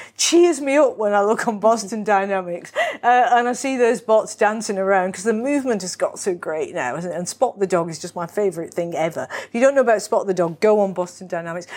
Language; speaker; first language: English; native; English